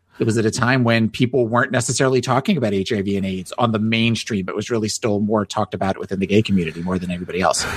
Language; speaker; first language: English; native; English